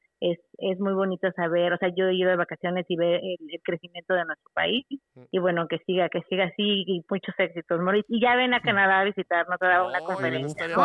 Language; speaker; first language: Spanish; native; Spanish